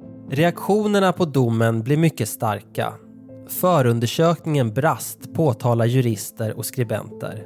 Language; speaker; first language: Swedish; native; Swedish